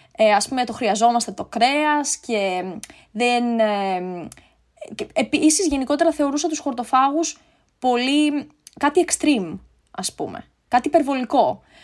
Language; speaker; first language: Greek; native; Greek